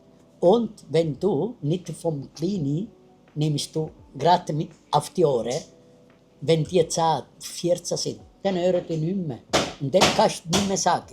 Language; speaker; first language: German; non-native, learner; Italian